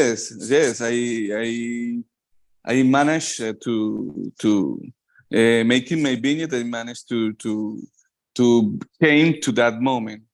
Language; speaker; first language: English; non-native, learner; Spanish